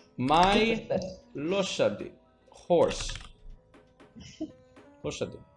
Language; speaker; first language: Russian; non-native, learner; English